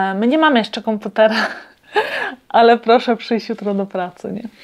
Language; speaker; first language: Polish; non-native, fluent; Latvian